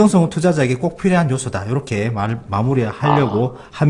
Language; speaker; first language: Korean; native; Korean